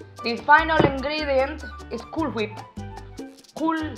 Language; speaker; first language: English; early bilingual, other home language; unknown